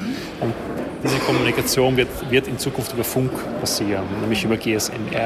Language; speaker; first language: German; native; German